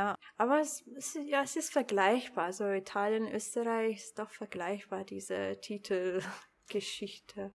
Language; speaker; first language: German; non-native, local second language; Italian